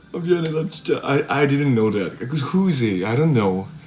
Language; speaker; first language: English; non-native, fluent; Korean